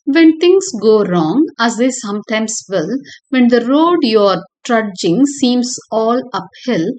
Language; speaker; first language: English; non-native, local second language; Tamil